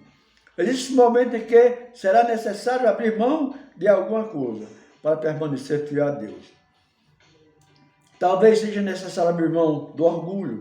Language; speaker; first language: Portuguese; native; Portuguese